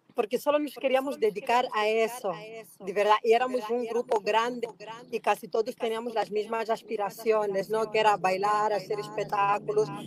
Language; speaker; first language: Spanish; non-native, fluent; Portuguese